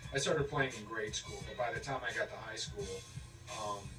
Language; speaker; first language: English; native; English